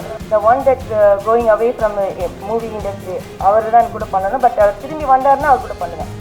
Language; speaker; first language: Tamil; non-native, learner; English